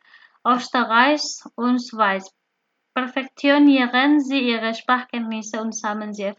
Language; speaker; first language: German; non-native, learner; Indonesian